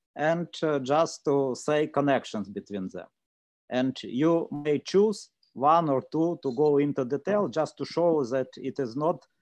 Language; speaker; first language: English; non-native, fluent; Russian